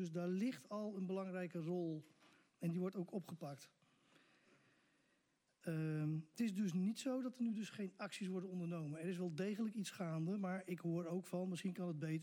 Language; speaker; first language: Dutch; native; Dutch